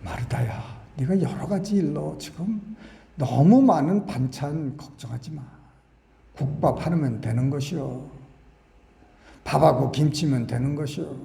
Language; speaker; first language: Korean; native; Korean